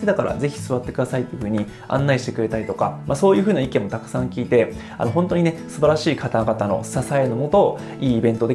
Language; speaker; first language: Japanese; native; Japanese